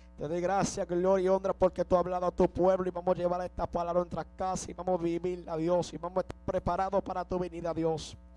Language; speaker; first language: Spanish; early bilingual, heritage; Spanish